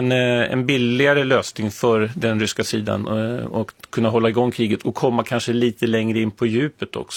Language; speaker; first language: Swedish; native; Swedish